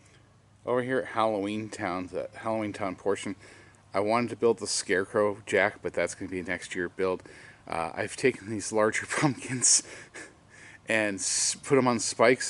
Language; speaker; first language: English; native; English